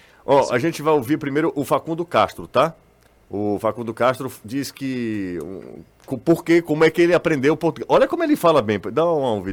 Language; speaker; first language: Portuguese; native; Portuguese